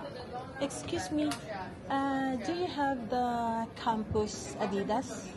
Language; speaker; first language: English; non-native, fluent; Filipino